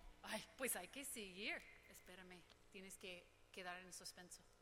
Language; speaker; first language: Spanish; non-native, fluent; English